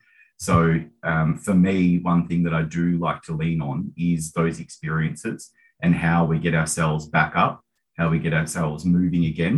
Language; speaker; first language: English; native; English